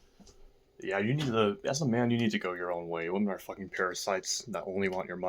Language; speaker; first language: English; native; English